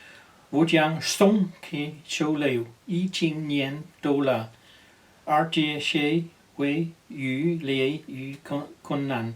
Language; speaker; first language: Chinese; non-native, learner; Danish